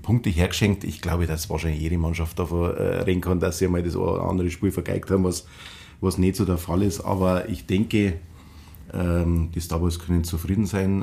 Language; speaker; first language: German; native; German